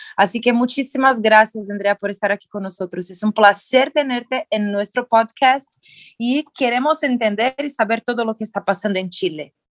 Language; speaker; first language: Spanish; non-native, fluent; Portuguese